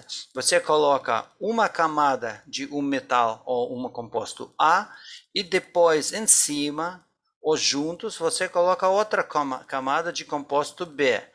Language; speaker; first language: Portuguese; non-native, fluent; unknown